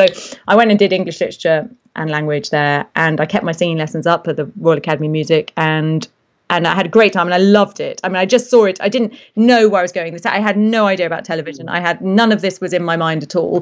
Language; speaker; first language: English; native; English